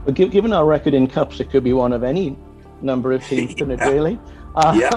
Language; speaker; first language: English; native; English